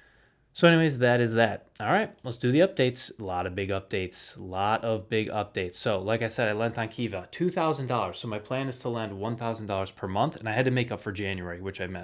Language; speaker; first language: English; native; English